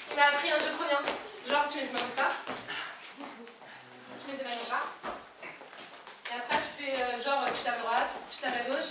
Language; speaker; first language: French; native; French